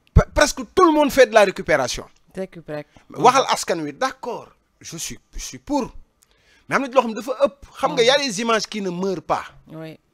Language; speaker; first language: French; non-native, local second language; Wolof